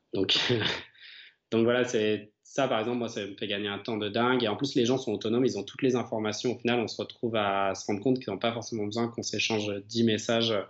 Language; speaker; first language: French; native; French